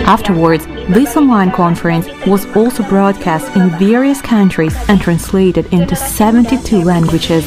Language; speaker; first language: English; non-native, fluent; Vietnamese